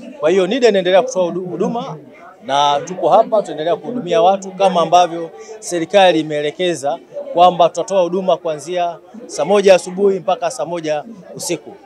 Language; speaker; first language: Swahili; native; Swahili